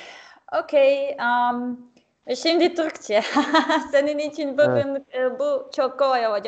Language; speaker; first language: Turkish; non-native, fluent; Serbian